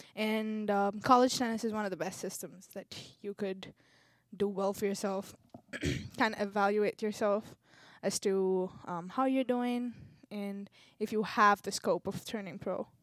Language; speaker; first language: English; non-native, local second language; Telugu